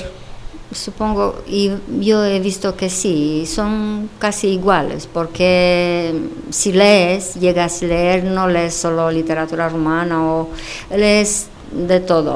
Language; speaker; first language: Spanish; non-native, fluent; Romanian